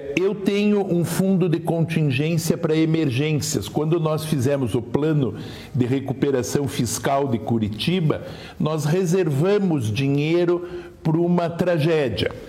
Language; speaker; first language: Portuguese; native; Portuguese